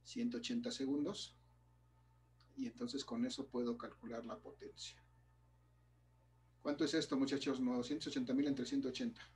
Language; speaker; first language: Spanish; native; Spanish